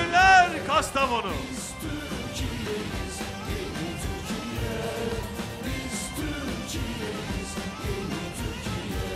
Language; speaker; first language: Turkish; native; Turkish